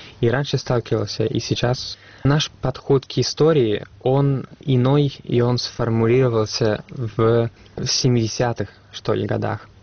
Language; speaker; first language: Russian; non-native, fluent; Italian